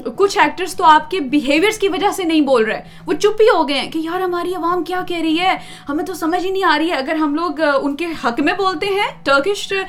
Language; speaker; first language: Urdu; native; Urdu